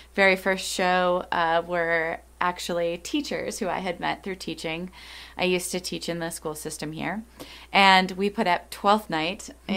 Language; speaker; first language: English; native; English